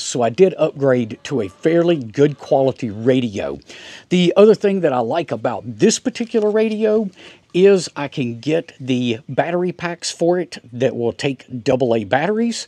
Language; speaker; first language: English; native; English